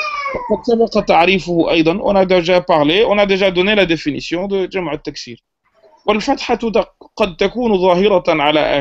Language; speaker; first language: Arabic; non-native, fluent; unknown